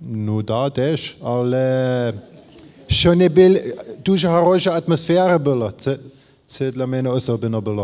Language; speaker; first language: Ukrainian; non-native, learner; German